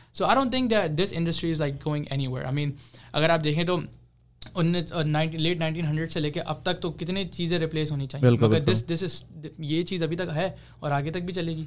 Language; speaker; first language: Urdu; early bilingual, heritage; Urdu